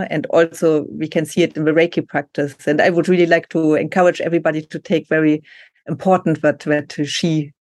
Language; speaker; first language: English; non-native, fluent; German